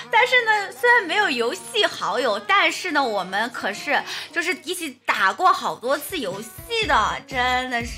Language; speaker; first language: Chinese; native; Chinese